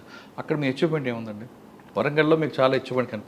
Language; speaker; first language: Telugu; native; Telugu